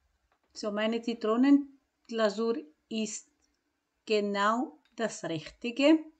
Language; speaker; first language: German; non-native, fluent; Croatian